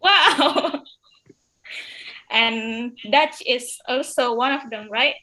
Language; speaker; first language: English; non-native, fluent; Indonesian